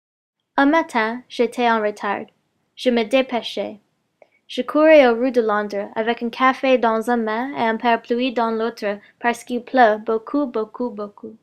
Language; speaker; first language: French; non-native, learner; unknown